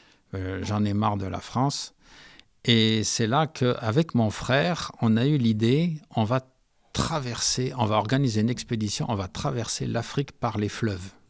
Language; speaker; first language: French; early bilingual, heritage; French